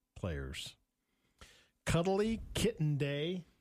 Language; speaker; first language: English; native; English